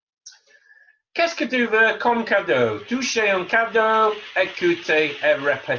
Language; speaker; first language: French; non-native, fluent; English